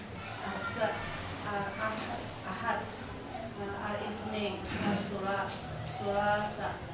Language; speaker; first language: Arabic; non-native, learner; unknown